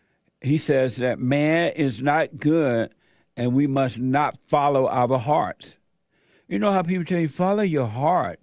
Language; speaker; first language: English; native; English